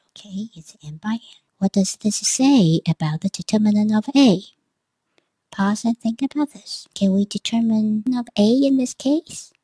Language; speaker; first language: English; non-native, fluent; Chinese